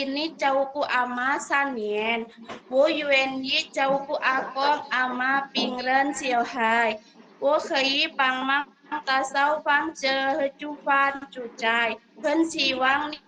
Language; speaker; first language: Chinese; non-native, learner; Indonesian